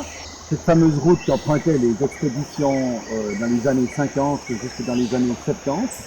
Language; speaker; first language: French; native; French